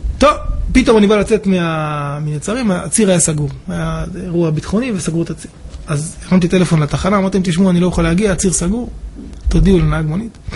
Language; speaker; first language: Hebrew; native; Hebrew